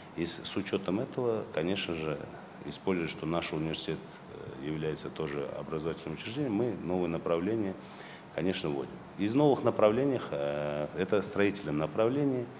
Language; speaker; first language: Russian; non-native, local second language; Uzbek